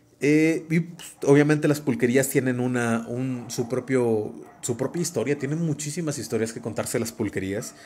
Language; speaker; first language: Spanish; native; Spanish